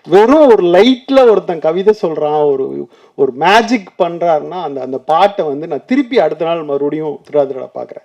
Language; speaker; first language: Tamil; native; Tamil